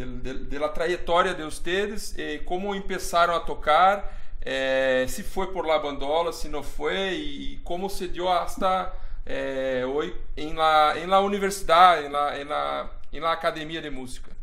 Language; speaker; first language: Spanish; non-native, fluent; Portuguese